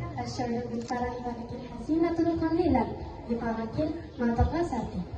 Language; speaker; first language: Arabic; non-native, learner; Indonesian